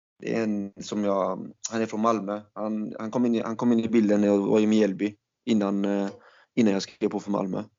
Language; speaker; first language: Swedish; early bilingual, other home language; Turkish